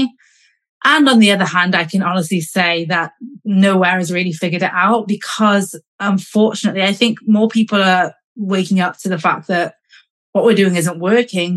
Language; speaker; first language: English; native; English